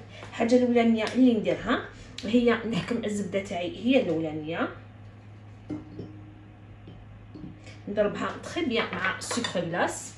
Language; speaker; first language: Arabic; native; Arabic